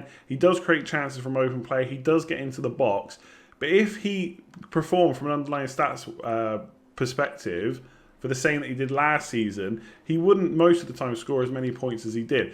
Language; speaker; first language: English; native; English